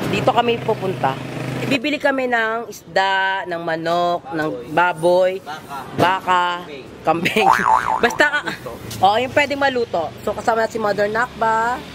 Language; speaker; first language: Filipino; non-native, local second language; Cebuano